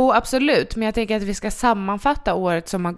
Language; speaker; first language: Swedish; native; Swedish